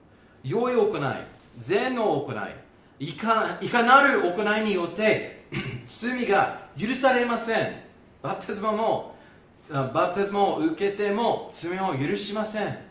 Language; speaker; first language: Japanese; non-native, fluent; English